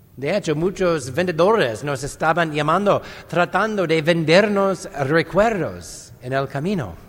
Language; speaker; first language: Spanish; non-native, fluent; English